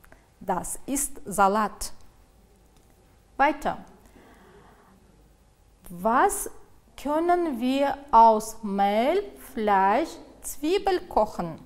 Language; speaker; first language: German; non-native, fluent; Uzbek